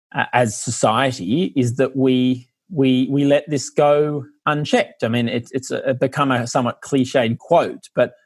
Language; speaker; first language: English; native; English